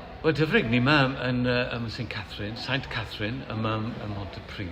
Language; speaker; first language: Welsh; native; Welsh